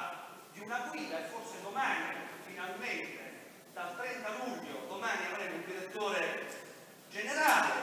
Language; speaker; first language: Italian; native; Italian